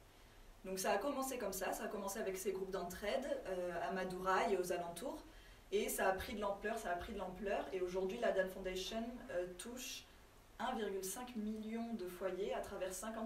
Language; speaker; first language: French; native; French